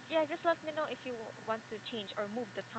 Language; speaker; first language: English; non-native, fluent; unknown